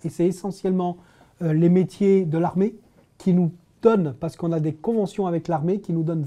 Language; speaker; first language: French; native; French